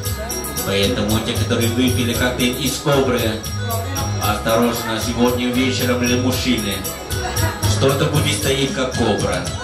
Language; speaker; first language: Russian; non-native, learner; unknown